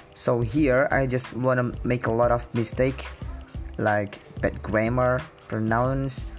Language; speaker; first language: English; non-native, learner; Indonesian